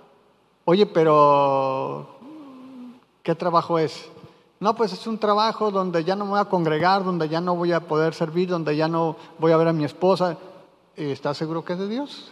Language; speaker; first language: Spanish; native; Spanish